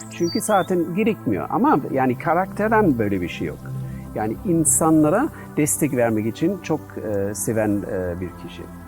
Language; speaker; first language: Turkish; non-native, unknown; German